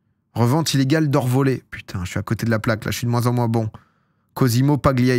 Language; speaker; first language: French; native; French